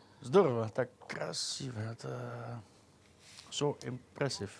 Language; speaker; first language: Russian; non-native, learner; Dutch